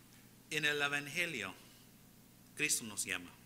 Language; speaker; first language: Spanish; early bilingual, heritage; English